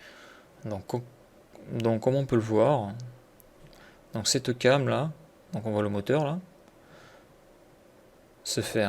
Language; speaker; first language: French; native; French